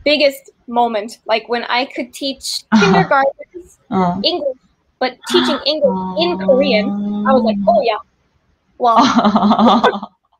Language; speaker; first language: English; non-native, fluent; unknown